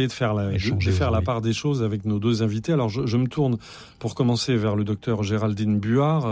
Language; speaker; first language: French; native; French